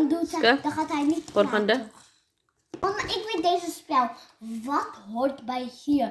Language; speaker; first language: Dutch; early bilingual, other home language; Tigrinya